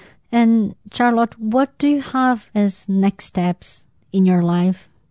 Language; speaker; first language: English; non-native, fluent; Portuguese